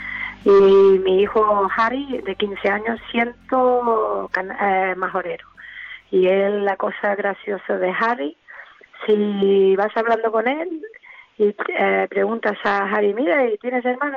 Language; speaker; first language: Spanish; non-native, learner; English